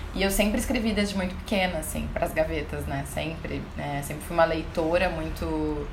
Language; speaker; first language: Portuguese; native; Portuguese